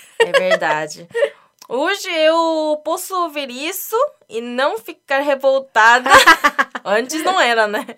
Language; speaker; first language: Portuguese; non-native, fluent; Korean